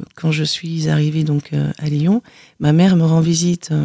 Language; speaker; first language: French; native; French